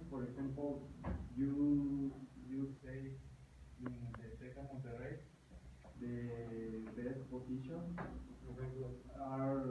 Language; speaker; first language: English; non-native, learner; Spanish